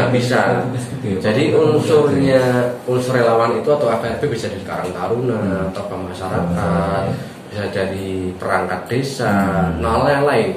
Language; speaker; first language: Indonesian; native; Indonesian